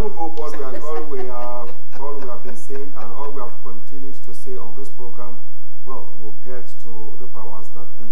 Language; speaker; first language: English; non-native, local second language; Yoruba